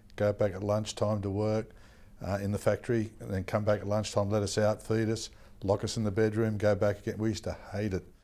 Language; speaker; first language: English; native; English